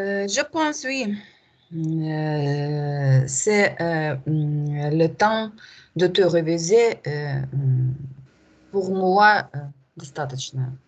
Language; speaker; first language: French; non-native, learner; Russian